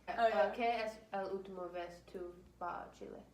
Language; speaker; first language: Spanish; non-native, learner; English